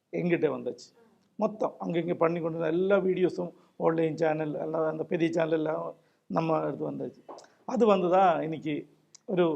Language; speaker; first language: Tamil; non-native, local second language; Malayalam